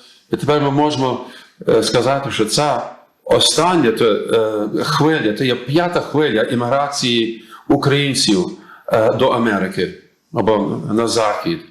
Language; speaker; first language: Ukrainian; early bilingual, heritage; English